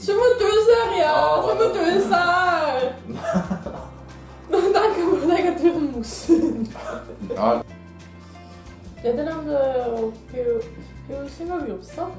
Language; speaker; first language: Korean; non-native, learner; Dutch